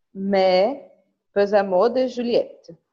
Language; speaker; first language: French; non-native, learner; Portuguese